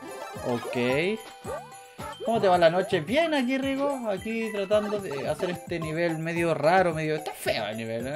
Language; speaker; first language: Spanish; native; Spanish